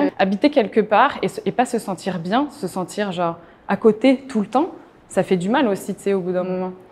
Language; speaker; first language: French; native; French